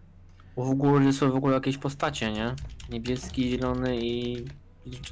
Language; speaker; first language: Polish; native; Polish